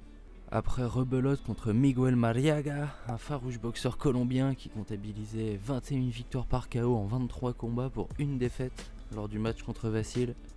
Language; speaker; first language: French; native; French